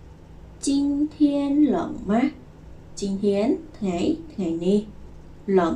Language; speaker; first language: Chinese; non-native, fluent; Khmer